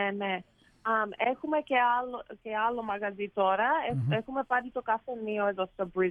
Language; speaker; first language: Greek; early bilingual, heritage; Greek